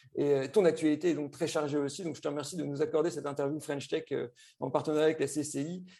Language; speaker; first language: French; native; French